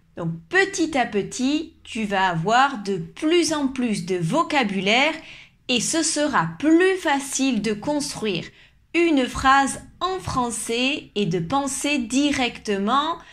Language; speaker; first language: French; native; French